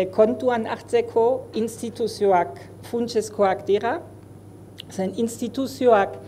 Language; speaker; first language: Basque; non-native, fluent; German